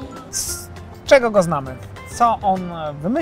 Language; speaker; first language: Polish; native; Polish